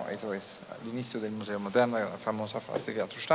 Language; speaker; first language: Spanish; non-native, learner; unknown